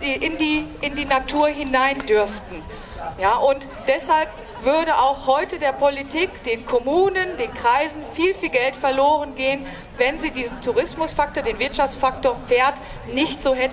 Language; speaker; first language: German; native; German